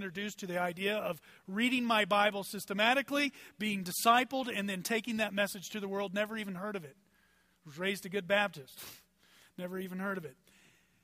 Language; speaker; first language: English; native; English